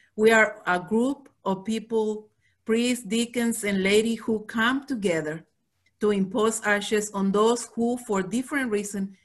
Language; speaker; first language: English; non-native, fluent; Spanish